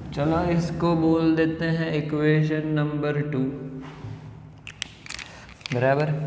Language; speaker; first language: Hindi; non-native, local second language; Gujarati